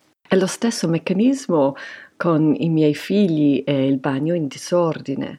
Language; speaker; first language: Italian; non-native, fluent; English